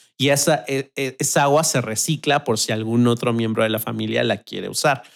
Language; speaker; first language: Spanish; native; Spanish